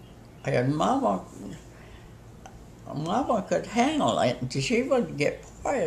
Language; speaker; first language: English; native; English